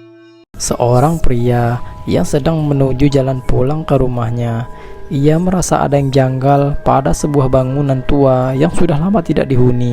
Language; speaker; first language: Indonesian; native; Indonesian